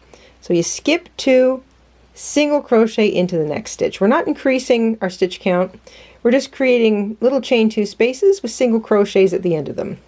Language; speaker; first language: English; native; English